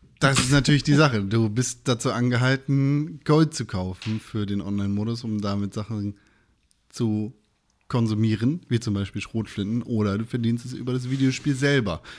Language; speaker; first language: German; native; German